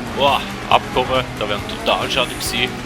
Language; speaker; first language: German; native; German